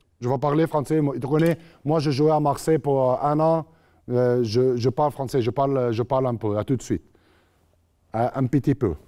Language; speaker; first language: French; non-native, learner; Arabic